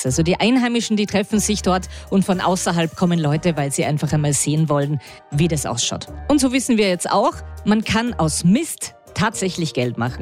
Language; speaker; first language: German; native; German